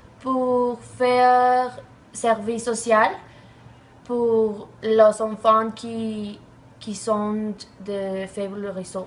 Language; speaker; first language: French; non-native, learner; Spanish